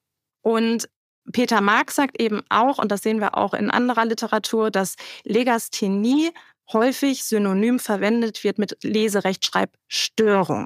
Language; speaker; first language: German; native; German